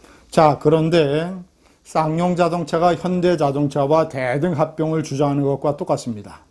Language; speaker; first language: Korean; native; Korean